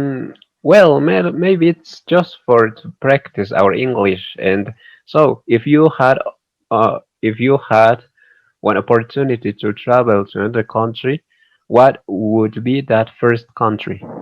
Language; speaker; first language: English; non-native, learner; Spanish